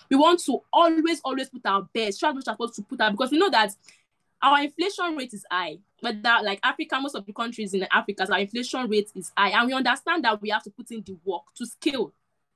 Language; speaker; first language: English; non-native, local second language; Igbo